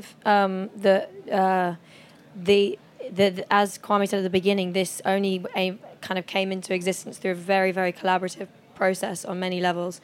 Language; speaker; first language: English; native; English